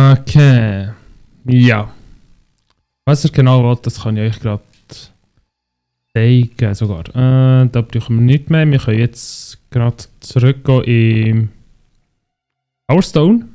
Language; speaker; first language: German; native; German